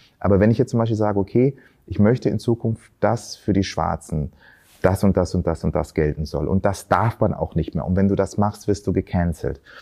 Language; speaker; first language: German; early bilingual, other home language; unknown